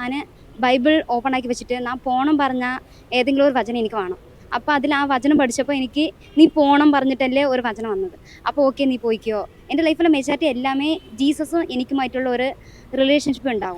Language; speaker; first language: Malayalam; non-native, local second language; Tamil